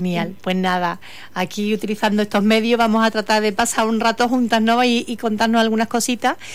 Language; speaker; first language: Spanish; native; Spanish